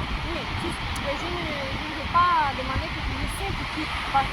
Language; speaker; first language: French; non-native, learner; Portuguese